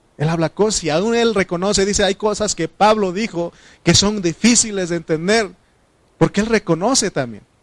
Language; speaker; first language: Spanish; non-native, local second language; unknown